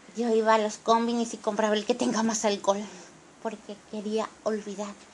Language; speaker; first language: Spanish; native; Spanish